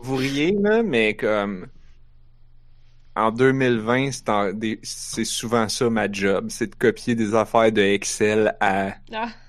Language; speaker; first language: French; native; French